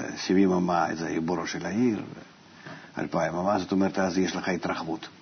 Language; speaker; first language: Hebrew; non-native, fluent; Russian